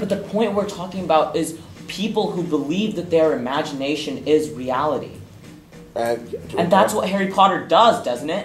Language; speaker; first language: English; native; English